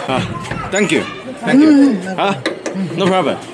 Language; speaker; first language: English; non-native, learner; Chinese